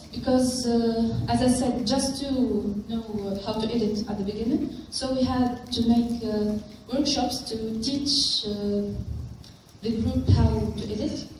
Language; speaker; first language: English; non-native, local second language; Arabic